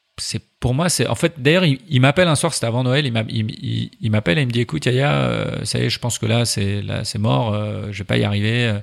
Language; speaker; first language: French; early bilingual, other home language; Persian